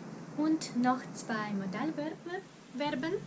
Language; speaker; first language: German; non-native, fluent; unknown